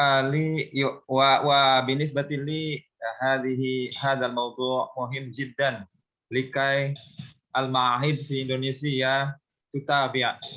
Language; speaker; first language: Arabic; non-native, learner; Indonesian